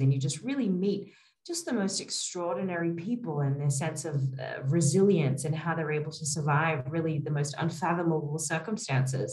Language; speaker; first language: English; native; English